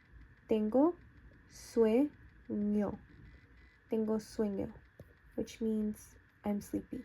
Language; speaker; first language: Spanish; non-native, fluent; English